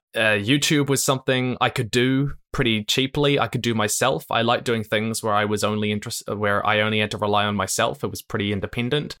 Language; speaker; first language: English; native; English